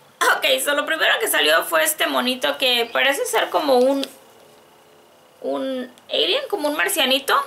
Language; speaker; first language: Spanish; native; Spanish